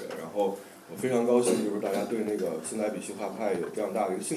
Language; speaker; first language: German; non-native, fluent; Chinese